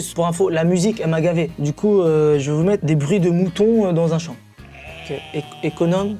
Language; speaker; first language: French; native; French